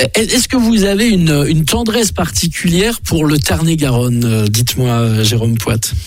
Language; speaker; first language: French; native; French